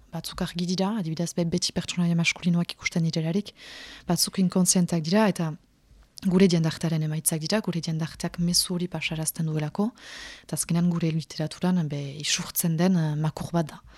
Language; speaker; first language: Basque; native; Basque